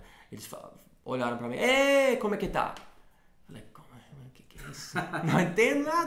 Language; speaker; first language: Portuguese; non-native, fluent; English